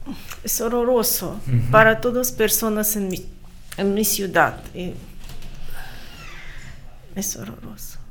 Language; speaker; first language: Spanish; non-native, learner; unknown